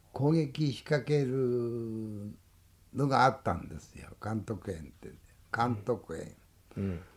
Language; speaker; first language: Japanese; native; Japanese